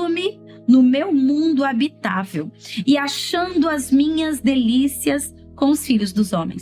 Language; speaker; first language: Portuguese; native; Portuguese